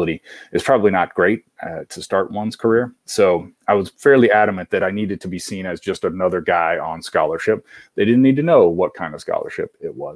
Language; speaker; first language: English; native; English